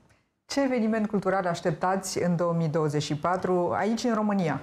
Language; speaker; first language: Romanian; native; Romanian